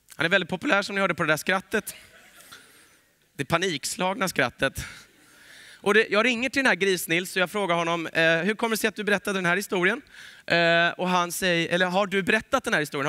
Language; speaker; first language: Swedish; native; Swedish